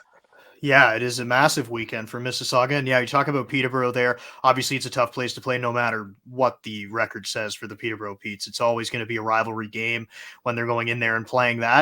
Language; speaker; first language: English; native; English